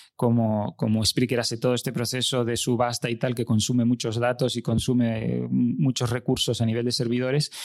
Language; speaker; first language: Spanish; native; Spanish